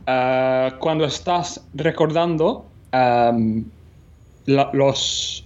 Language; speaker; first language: Spanish; early bilingual, other home language; English